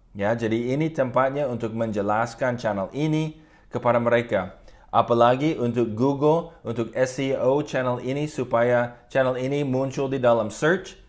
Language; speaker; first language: Indonesian; non-native, fluent; English